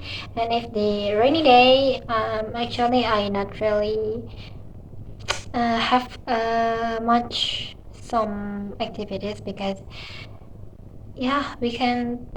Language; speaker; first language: English; non-native, learner; Indonesian